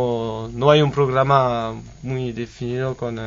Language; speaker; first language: Spanish; non-native, fluent; French